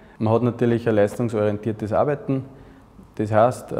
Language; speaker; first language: German; native; German